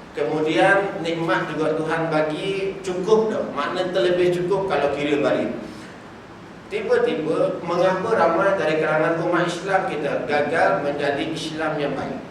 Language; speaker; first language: Malay; non-native, local second language; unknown